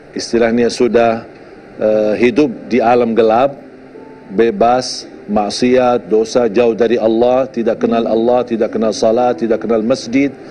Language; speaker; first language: Indonesian; non-native, fluent; Arabic